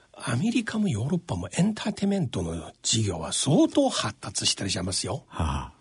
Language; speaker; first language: Japanese; non-native, fluent; Chinese